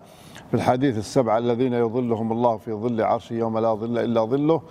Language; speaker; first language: Arabic; native; Arabic